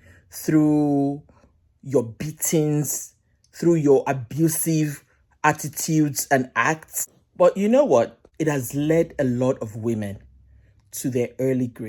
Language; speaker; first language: English; non-native, local second language; Yoruba